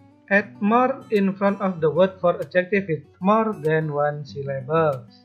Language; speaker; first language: English; non-native, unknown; Indonesian